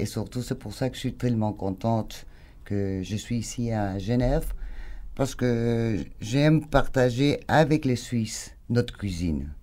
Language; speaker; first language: French; non-native, fluent; Spanish